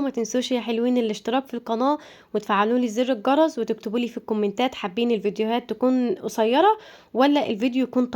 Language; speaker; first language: Arabic; native; Arabic